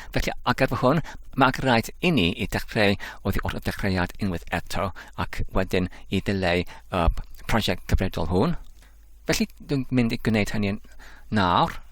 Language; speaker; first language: Welsh; non-native, learner; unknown